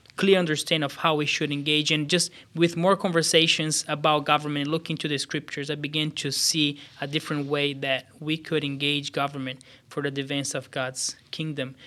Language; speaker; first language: English; non-native, fluent; Portuguese